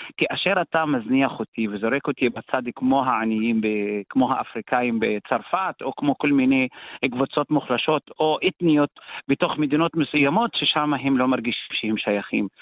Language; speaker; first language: Hebrew; non-native, local second language; Arabic